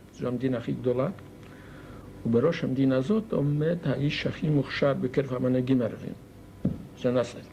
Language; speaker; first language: Hebrew; non-native, fluent; Yiddish